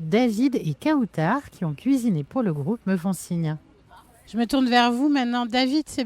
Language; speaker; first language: French; native; French